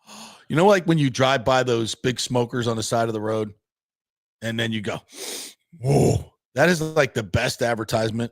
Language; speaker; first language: English; native; English